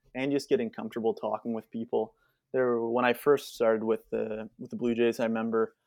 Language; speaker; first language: English; native; English